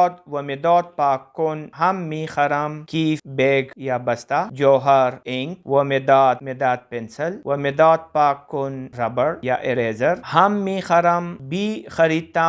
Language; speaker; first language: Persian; non-native, fluent; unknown